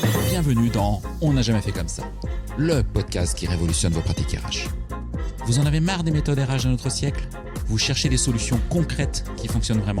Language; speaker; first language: French; native; French